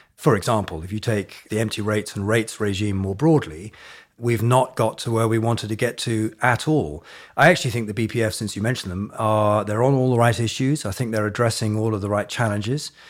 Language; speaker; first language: English; native; English